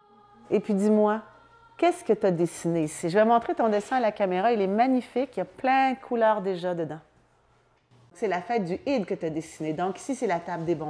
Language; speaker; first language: French; native; French